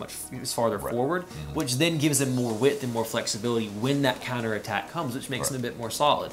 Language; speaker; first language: English; native; English